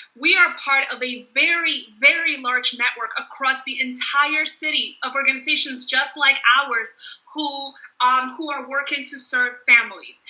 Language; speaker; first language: English; native; English